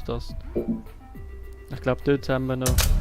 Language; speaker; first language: German; native; German